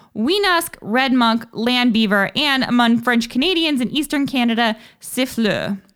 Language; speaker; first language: English; native; English